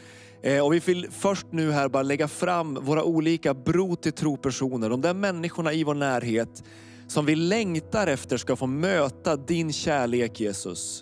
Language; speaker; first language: Swedish; native; Swedish